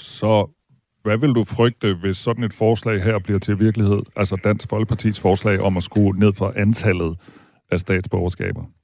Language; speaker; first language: Danish; native; Danish